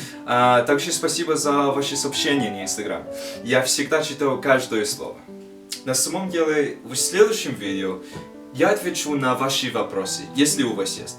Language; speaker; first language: Russian; non-native, learner; English